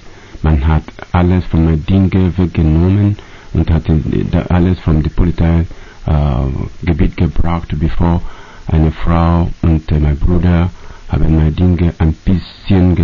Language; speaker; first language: German; non-native, learner; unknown